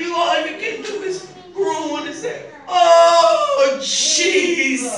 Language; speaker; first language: English; native; English